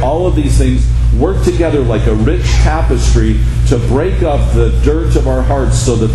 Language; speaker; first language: English; native; English